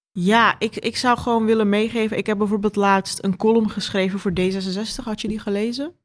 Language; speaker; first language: Dutch; early bilingual, other home language; Turkish